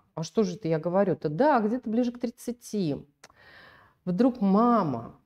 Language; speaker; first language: Russian; native; Russian